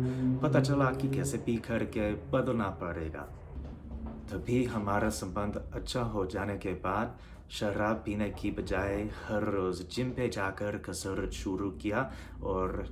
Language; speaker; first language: Hindi; non-native, learner; English